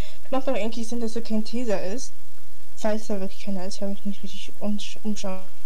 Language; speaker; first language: German; native; German